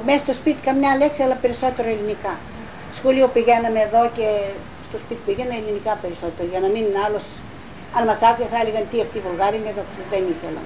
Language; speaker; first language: Greek; non-native, local second language; Bulgarian